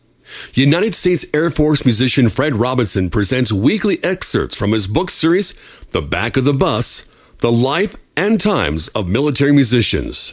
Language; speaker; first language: English; native; English